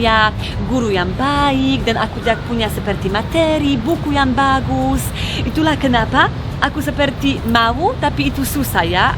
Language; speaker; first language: Indonesian; non-native, fluent; Polish